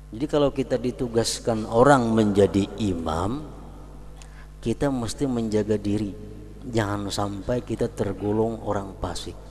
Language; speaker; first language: Indonesian; non-native, local second language; Banjar